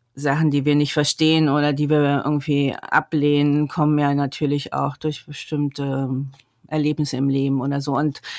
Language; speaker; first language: German; native; German